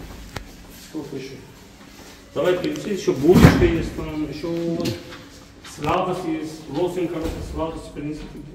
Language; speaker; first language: Russian; non-native, learner; Tajik